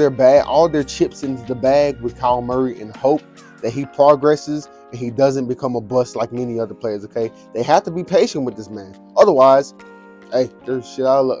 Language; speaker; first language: English; native; English